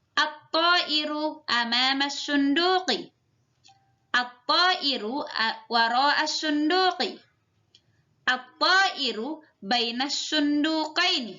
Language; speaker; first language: Arabic; non-native, fluent; Indonesian